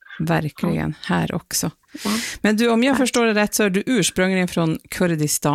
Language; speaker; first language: Swedish; native; Swedish